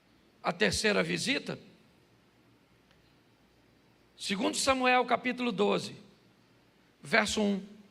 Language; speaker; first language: Portuguese; native; Portuguese